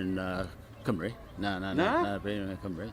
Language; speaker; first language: Welsh; non-native, learner; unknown